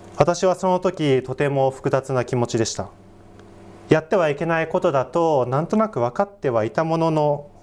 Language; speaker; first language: Japanese; native; Japanese